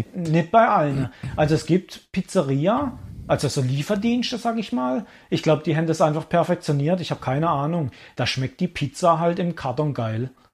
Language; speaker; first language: German; early bilingual, other home language; Italian